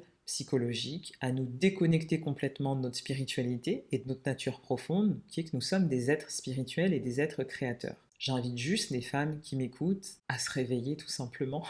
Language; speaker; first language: French; native; French